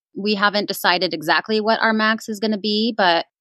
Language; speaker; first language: English; native; English